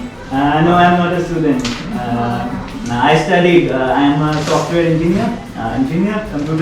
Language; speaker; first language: English; non-native, local second language; Hindi